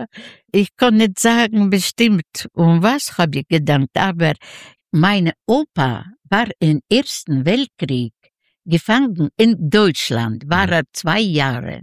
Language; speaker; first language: German; non-native, learner; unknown